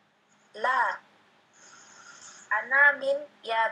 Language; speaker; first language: Arabic; non-native, learner; Indonesian